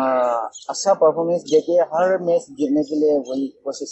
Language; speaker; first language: Hindi; non-native, local second language; Manipuri